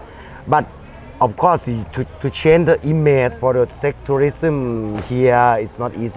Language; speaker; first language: English; non-native, fluent; Thai